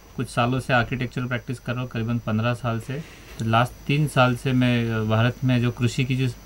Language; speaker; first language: Hindi; non-native, local second language; Marathi